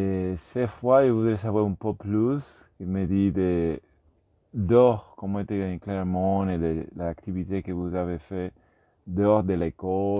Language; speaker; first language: French; non-native, learner; Spanish